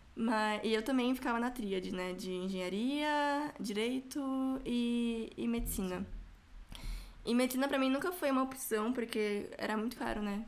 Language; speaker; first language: Portuguese; native; Portuguese